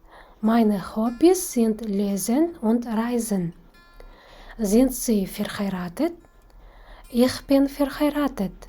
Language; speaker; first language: German; non-native, fluent; Kazakh